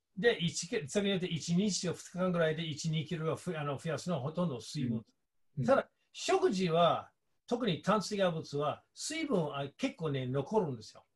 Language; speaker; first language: Japanese; non-native, fluent; English